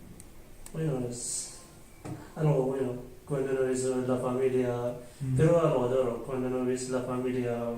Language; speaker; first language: Spanish; non-native, learner; Arabic